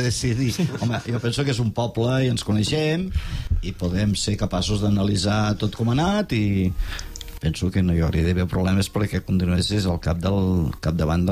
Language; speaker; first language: Catalan; native; Catalan